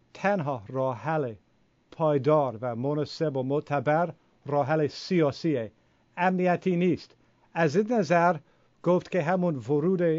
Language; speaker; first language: Persian; non-native, fluent; English